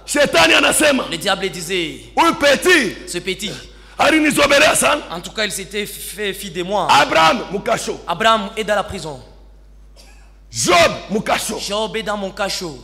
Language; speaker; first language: French; non-native, local second language; Swahili